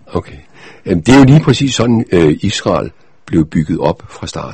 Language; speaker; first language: Danish; native; Danish